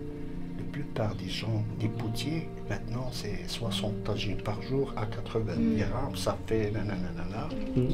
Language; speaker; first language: French; non-native, local second language; Arabic